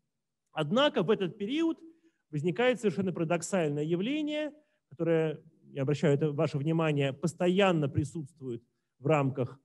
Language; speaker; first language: Russian; native; Russian